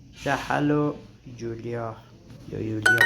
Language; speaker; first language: English; non-native, learner; Persian